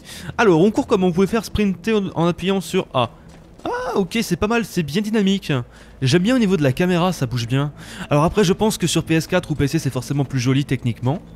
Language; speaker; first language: French; native; French